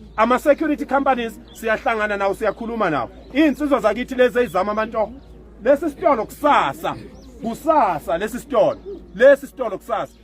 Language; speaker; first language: Zulu; native; Zulu